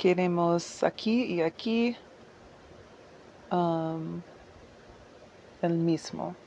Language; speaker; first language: Spanish; non-native, learner; English